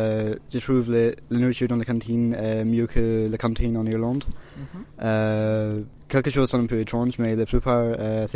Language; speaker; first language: French; non-native, learner; English